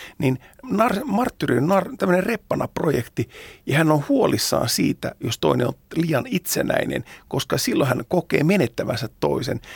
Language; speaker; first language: Finnish; native; Finnish